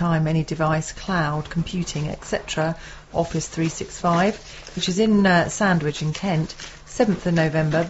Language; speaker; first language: English; native; English